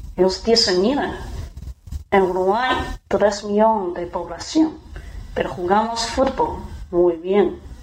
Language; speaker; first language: Spanish; non-native, fluent; Chinese